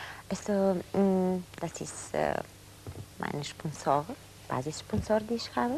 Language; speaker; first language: German; non-native, fluent; Bulgarian